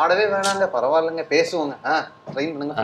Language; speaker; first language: Tamil; native; Tamil